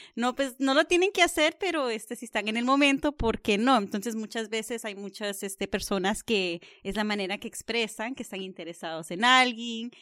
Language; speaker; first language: Spanish; early bilingual, heritage; Spanish